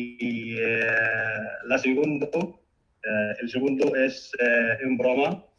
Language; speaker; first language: Spanish; non-native, fluent; Arabic